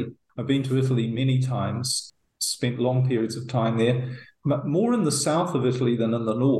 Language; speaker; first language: English; native; English